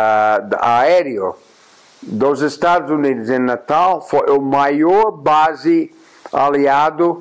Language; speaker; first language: Portuguese; non-native, fluent; English